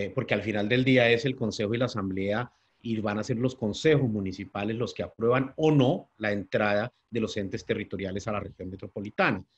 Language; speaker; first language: Spanish; native; Spanish